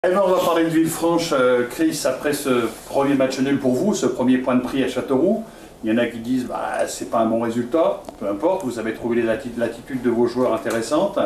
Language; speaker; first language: French; native; French